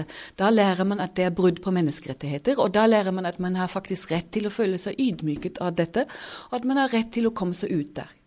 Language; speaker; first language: Norwegian; non-native, fluent; German